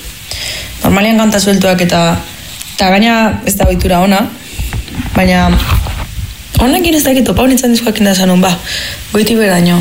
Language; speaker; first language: Basque; native; Basque